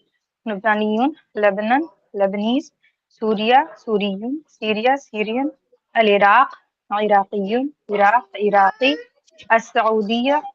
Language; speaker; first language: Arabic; non-native, learner; Urdu